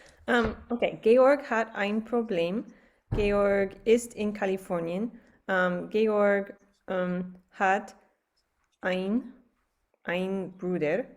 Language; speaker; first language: German; non-native, learner; English